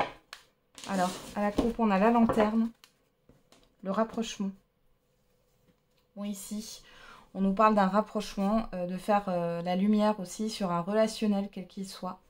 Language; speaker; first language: French; native; French